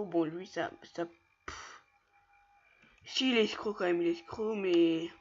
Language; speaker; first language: French; native; French